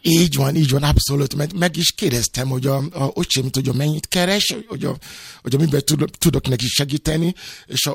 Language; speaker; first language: Hungarian; non-native, fluent; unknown